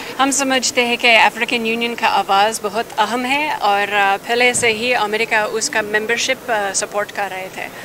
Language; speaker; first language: Hindi; non-native, fluent; English